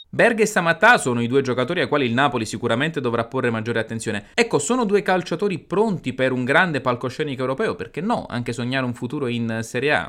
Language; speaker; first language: Italian; native; Italian